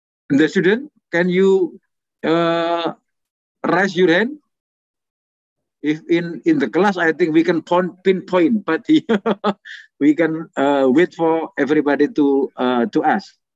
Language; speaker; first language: English; non-native, fluent; Indonesian